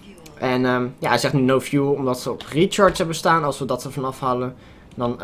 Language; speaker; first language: Dutch; native; Dutch